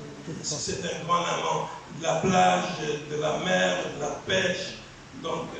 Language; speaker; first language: French; non-native, local second language; Arabic